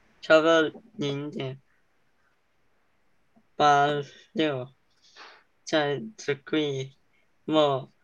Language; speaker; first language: Chinese; early bilingual, heritage; Chinese